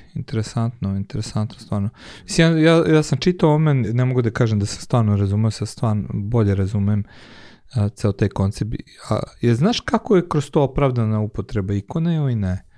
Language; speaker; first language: Serbian; non-native, local second language; Hungarian